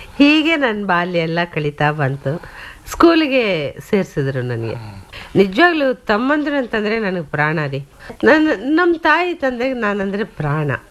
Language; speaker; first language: Kannada; native; Kannada